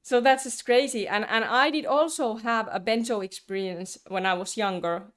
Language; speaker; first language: English; non-native, fluent; Finnish